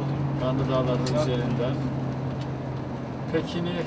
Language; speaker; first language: Turkish; native; Turkish